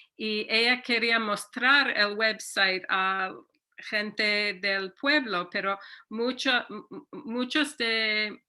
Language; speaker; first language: Spanish; non-native, fluent; English